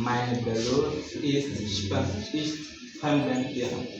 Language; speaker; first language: German; non-native, learner; Kinyarwanda